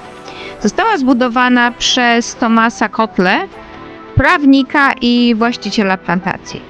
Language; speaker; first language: Polish; native; Polish